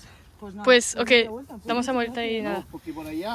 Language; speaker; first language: Spanish; non-native, learner; French